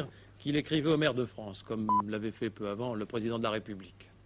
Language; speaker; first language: French; native; French